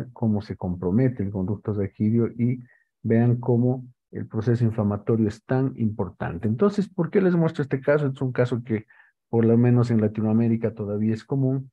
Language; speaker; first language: Spanish; native; Spanish